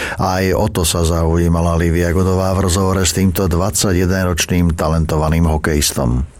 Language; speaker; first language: Slovak; native; Slovak